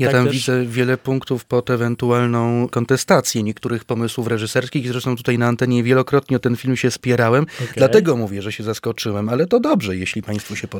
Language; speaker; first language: Polish; native; Polish